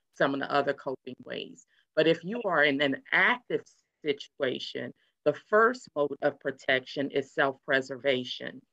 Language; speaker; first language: English; native; English